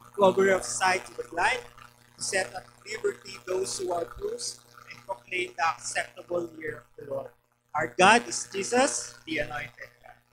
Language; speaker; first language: English; non-native, local second language; Filipino